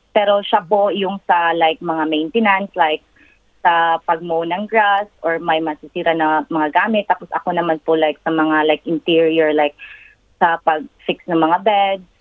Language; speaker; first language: Filipino; non-native, local second language; Cebuano